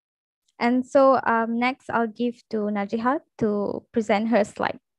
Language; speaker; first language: English; non-native, local second language; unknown